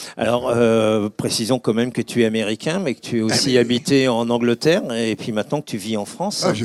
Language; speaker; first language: French; native; French